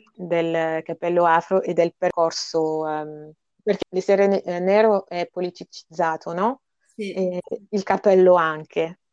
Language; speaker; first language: Italian; early bilingual, other home language; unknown